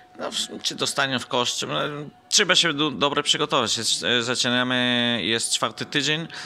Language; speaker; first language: Polish; non-native, fluent; Italian